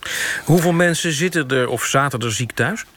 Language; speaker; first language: Dutch; native; Dutch